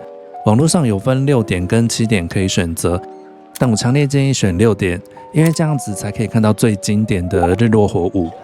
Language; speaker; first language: Chinese; native; Chinese